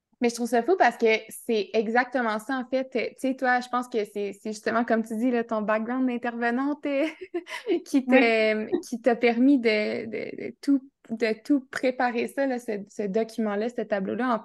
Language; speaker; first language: French; native; French